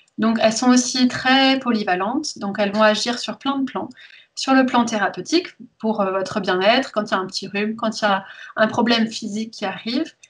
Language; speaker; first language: French; early bilingual, heritage; French